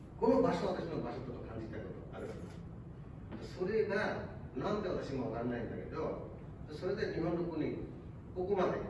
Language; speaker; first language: Japanese; non-native, fluent; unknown